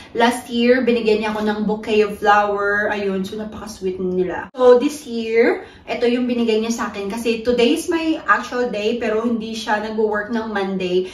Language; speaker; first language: Filipino; native; Filipino